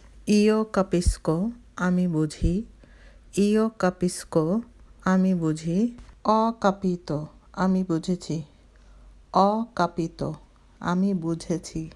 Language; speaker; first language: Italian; non-native, fluent; Bangla